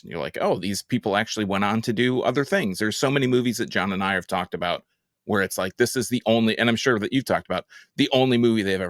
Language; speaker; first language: English; native; English